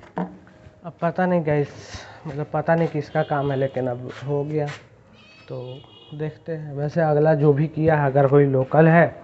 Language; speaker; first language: Hindi; native; Hindi